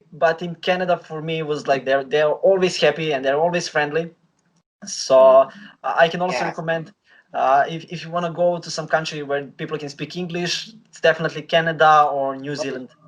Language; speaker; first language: English; non-native, fluent; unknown